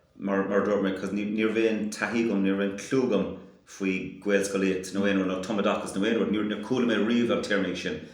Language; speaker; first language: Irish; non-native, local second language; English